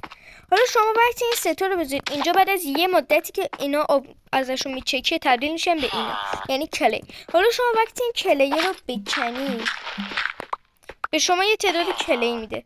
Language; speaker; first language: Persian; native; Persian